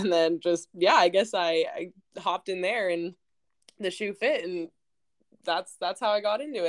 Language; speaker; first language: English; native; English